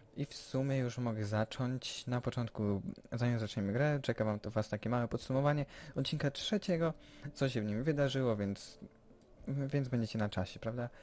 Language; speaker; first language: Polish; early bilingual, heritage; Polish